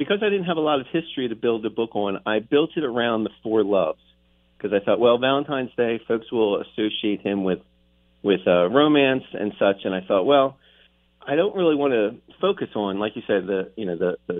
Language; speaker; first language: English; native; English